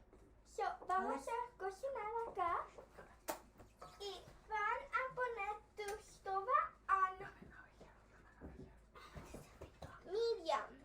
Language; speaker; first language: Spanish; early bilingual, heritage; Spanish